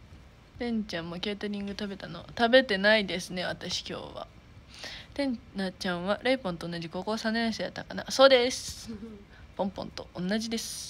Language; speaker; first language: Japanese; native; Japanese